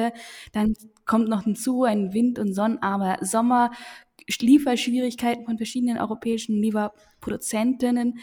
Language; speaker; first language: German; native; German